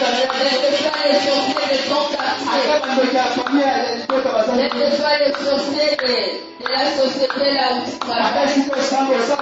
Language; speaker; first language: French; non-native, local second language; Lingala